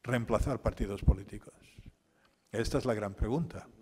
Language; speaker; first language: Spanish; non-native, local second language; Catalan